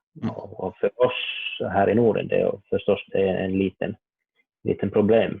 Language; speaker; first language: Swedish; non-native, learner; Finnish